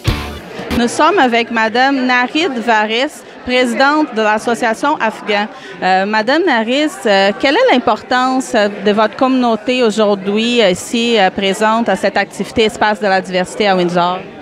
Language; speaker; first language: French; native; French